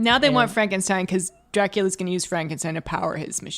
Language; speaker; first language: English; native; English